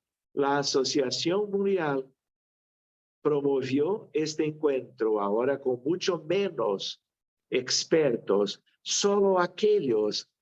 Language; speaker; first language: Spanish; non-native, fluent; Portuguese